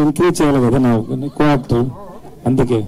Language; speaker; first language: Telugu; non-native, learner; Tamil